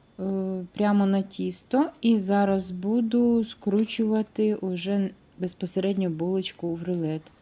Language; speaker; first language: Ukrainian; native; Ukrainian